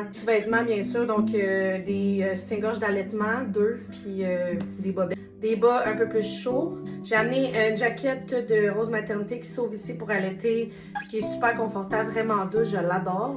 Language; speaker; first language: French; native; French